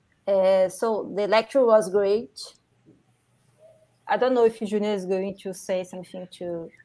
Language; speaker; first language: English; non-native, fluent; Portuguese